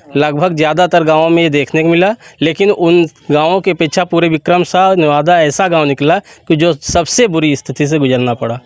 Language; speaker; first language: Hindi; native; Hindi